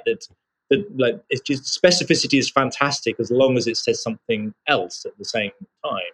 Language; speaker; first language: English; native; English